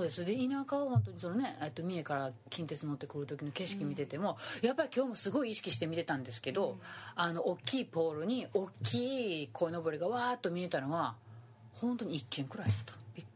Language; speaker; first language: Japanese; native; Japanese